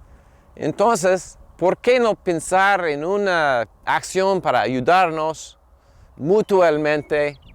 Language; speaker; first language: Spanish; non-native, fluent; English